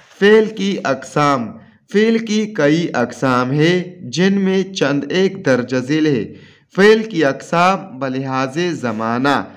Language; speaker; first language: Urdu; non-native, local second language; Pashto